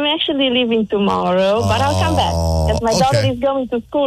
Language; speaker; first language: English; non-native, fluent; Romanian